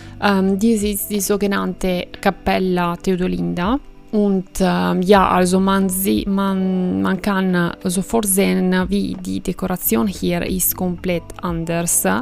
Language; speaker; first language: German; non-native, fluent; Italian